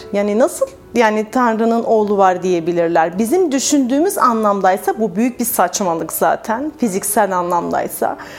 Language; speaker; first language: Turkish; native; Turkish